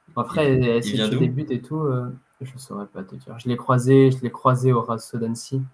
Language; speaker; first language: French; native; French